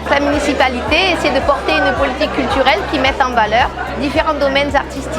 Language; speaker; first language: French; native; French